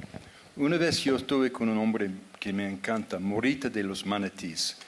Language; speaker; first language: Spanish; non-native, fluent; English